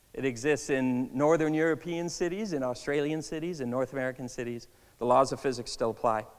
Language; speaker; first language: English; native; English